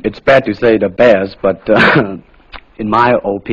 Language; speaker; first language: English; non-native, local second language; Cantonese